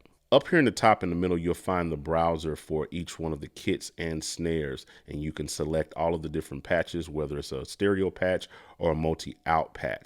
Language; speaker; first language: English; native; English